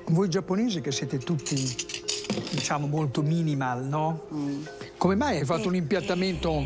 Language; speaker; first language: Italian; native; Italian